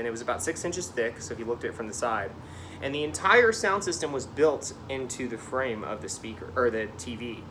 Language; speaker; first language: English; native; English